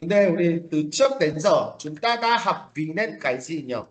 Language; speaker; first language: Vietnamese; non-native, fluent; Korean